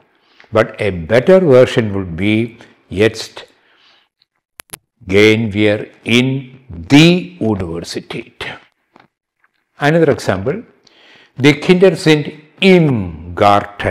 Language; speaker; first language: German; non-native, fluent; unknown